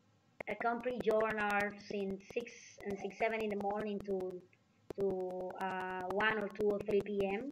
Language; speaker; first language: English; non-native, learner; Spanish